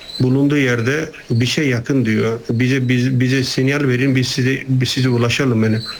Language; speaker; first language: Turkish; non-native, fluent; Nepali